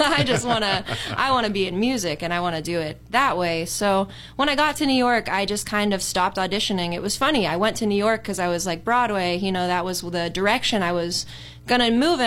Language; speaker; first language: English; native; English